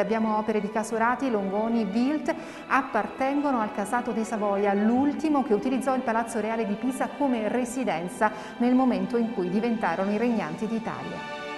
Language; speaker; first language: Italian; native; Italian